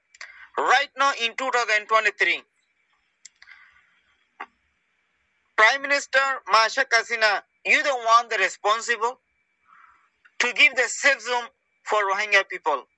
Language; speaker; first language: English; non-native, learner; Rohingya